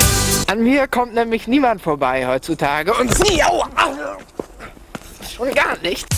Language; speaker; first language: German; native; German